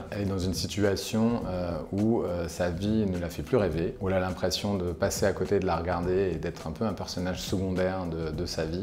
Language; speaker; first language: French; native; French